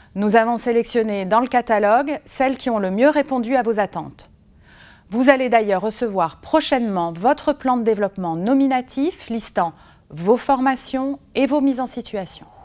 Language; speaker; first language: French; native; French